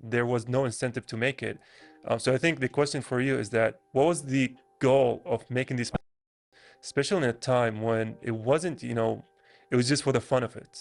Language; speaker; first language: English; non-native, fluent; Arabic